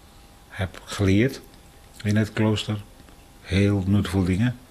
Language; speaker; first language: Dutch; non-native, fluent; Tibetan